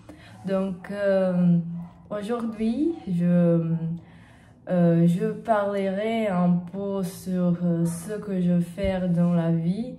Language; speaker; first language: French; non-native, learner; Portuguese